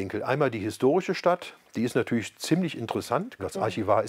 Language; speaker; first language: German; native; German